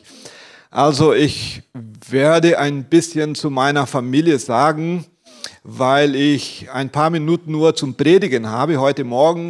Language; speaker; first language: German; non-native, fluent; Portuguese